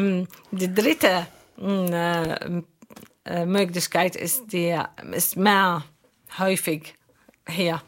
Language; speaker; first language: German; non-native, learner; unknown